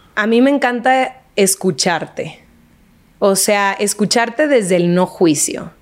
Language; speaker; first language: Spanish; native; Spanish